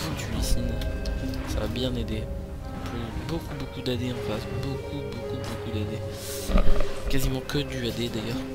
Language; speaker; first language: French; native; French